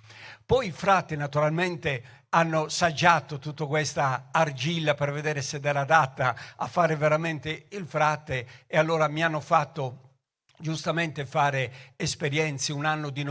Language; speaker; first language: Italian; native; Italian